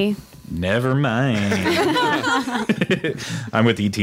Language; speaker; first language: English; native; English